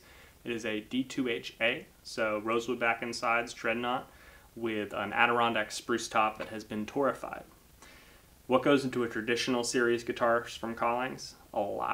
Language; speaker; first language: English; native; English